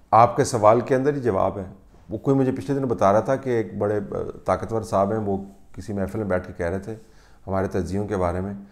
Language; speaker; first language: Urdu; native; Urdu